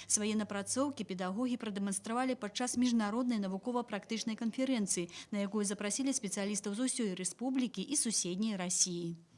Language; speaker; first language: Belarusian; native; Belarusian